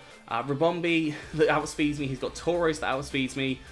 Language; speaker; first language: English; native; English